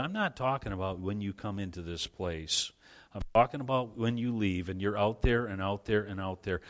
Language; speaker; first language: English; native; English